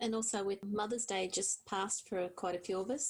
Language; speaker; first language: English; native; English